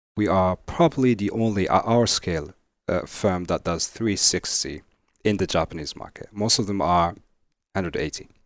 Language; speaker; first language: English; non-native, fluent; Arabic